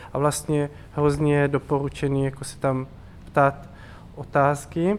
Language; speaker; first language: Czech; non-native, fluent; Hebrew